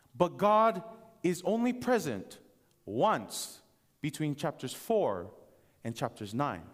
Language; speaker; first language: English; native; English